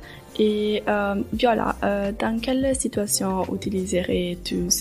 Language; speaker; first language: French; non-native, learner; Italian